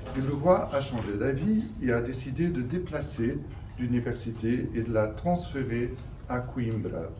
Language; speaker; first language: French; non-native, fluent; Portuguese